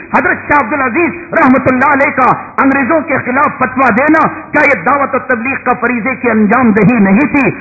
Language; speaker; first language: Urdu; native; Urdu